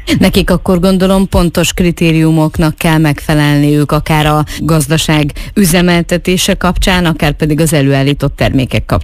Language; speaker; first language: Hungarian; native; Hungarian